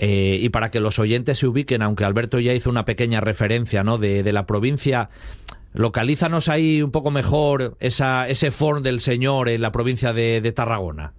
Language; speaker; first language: Spanish; native; Spanish